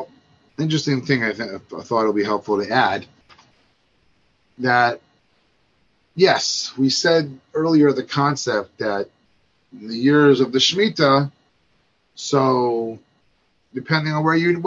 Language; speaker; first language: English; native; English